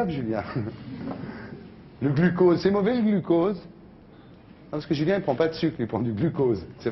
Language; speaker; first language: French; native; French